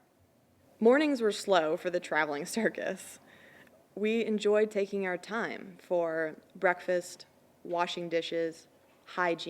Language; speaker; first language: English; native; English